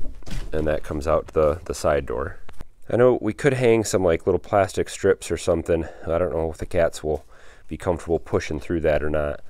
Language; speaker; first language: English; native; English